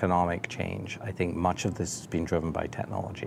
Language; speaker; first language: English; native; English